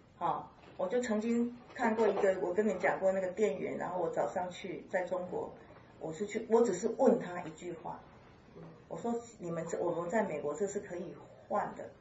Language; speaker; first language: Chinese; native; Chinese